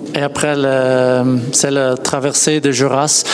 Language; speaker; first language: French; non-native, fluent; Dutch